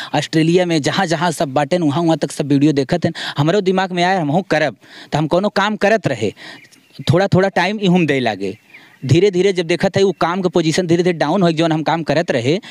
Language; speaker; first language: Bhojpuri; non-native, local second language; Awadhi